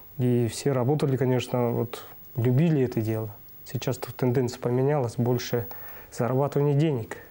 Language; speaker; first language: Russian; non-native, local second language; Buriat